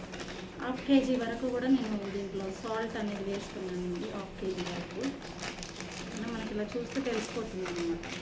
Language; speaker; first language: Telugu; native; Telugu